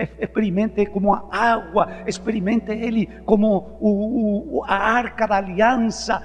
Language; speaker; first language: Portuguese; non-native, fluent; Spanish